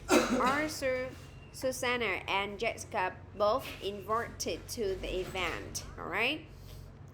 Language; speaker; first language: English; non-native, fluent; Vietnamese